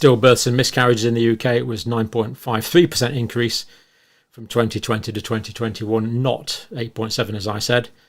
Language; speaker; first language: English; native; English